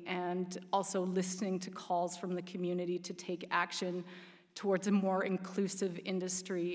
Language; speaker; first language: English; native; English